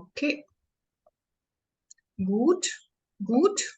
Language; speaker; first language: German; non-native, learner; Hindi